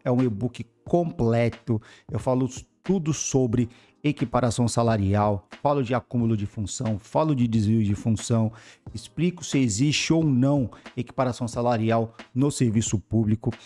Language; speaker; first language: Portuguese; native; Portuguese